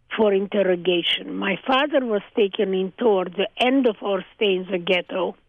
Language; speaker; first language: English; early bilingual, other home language; Hungarian